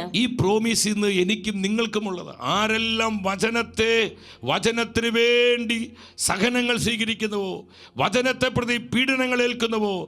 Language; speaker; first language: Malayalam; native; Malayalam